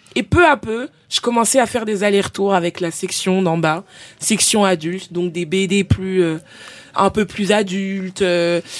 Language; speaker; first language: French; native; French